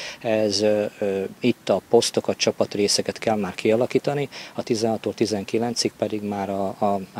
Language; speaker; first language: Hungarian; native; Hungarian